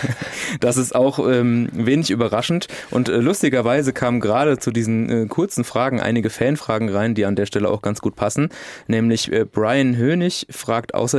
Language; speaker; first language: German; native; German